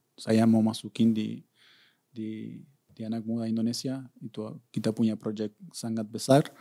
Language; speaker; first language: Indonesian; non-native, fluent; Spanish